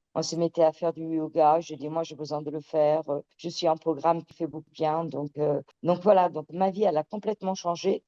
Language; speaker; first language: French; early bilingual, other home language; Portuguese